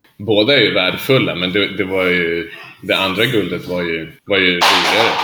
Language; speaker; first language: Swedish; native; Swedish